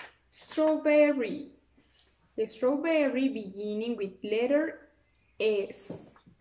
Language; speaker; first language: English; non-native, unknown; Spanish